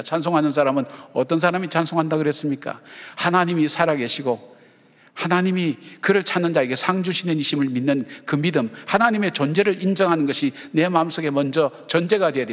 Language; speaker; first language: Korean; native; Korean